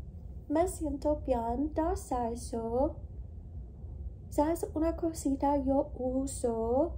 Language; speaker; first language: Spanish; non-native, learner; English